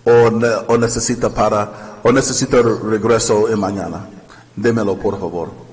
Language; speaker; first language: Spanish; non-native, learner; English